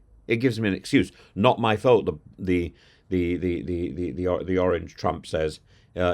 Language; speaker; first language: English; native; English